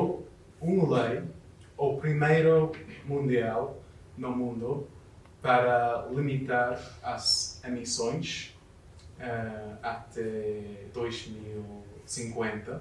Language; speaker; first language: Portuguese; non-native, learner; English